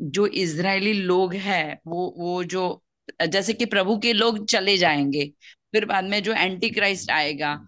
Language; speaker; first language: Hindi; non-native, local second language; Gujarati